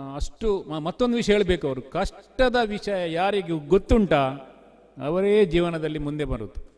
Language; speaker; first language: Kannada; non-native, local second language; Tulu